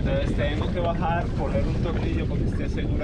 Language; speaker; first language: Spanish; native; Spanish